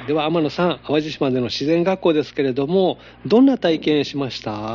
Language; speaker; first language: Japanese; native; Japanese